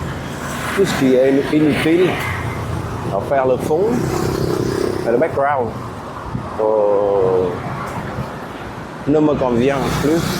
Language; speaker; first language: French; non-native, fluent; Vietnamese